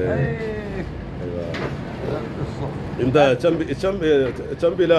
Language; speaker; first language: Arabic; non-native, learner; Malayalam